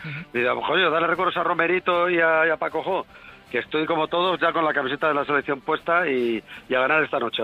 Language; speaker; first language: Spanish; native; Spanish